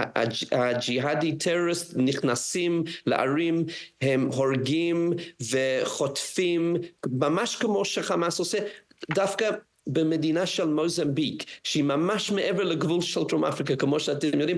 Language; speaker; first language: Hebrew; non-native, fluent; English